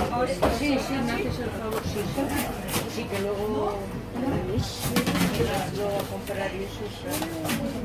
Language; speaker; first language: Spanish; native; Spanish